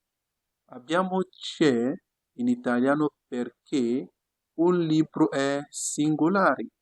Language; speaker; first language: Italian; non-native, fluent; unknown